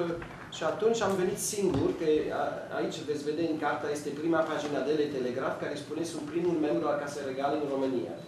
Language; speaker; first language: Romanian; early bilingual, heritage; Romanian